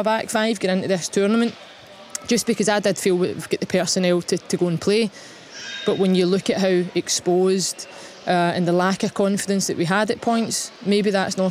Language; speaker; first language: English; native; English